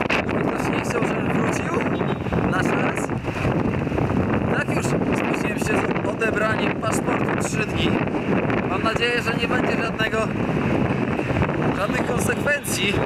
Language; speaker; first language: Polish; native; Polish